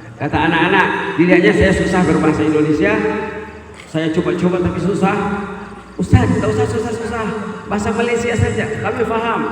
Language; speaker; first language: Indonesian; non-native, local second language; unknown